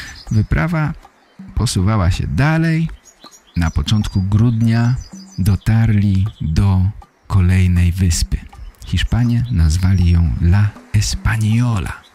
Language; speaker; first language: Polish; native; Polish